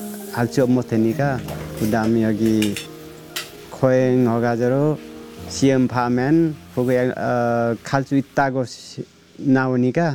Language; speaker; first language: Korean; non-native, learner; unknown